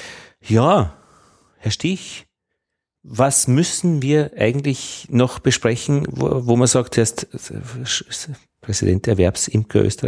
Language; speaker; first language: German; native; German